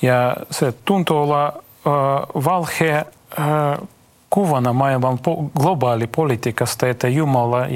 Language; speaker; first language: Finnish; non-native, fluent; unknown